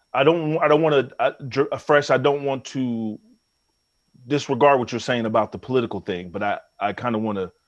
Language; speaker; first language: English; native; English